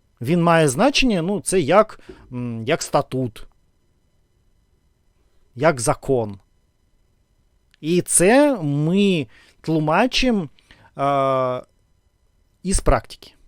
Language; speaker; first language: Ukrainian; non-native, learner; Russian